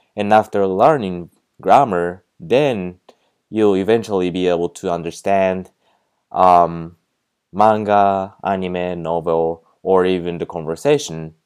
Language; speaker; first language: English; non-native, fluent; Japanese